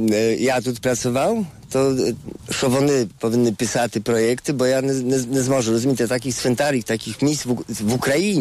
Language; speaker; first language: Ukrainian; non-native, fluent; Polish